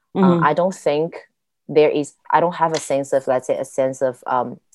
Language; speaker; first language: English; non-native, fluent; Chinese